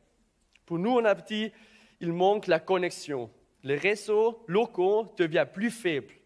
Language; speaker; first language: French; non-native, learner; German